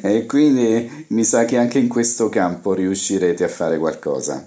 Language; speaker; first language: Italian; native; Italian